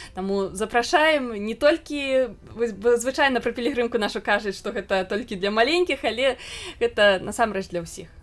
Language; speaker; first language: Belarusian; native; Belarusian